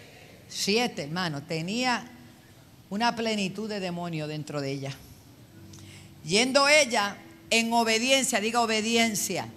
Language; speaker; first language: Spanish; native; Spanish